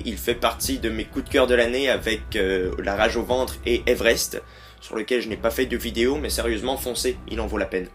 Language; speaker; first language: French; native; French